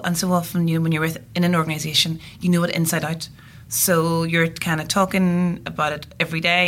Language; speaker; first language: English; native; English